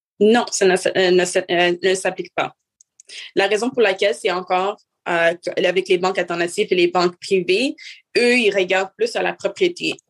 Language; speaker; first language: French; native; French